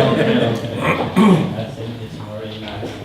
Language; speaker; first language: English; non-native, learner; Chinese